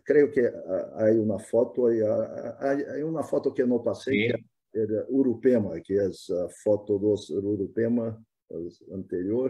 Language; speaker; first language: Spanish; non-native, fluent; Portuguese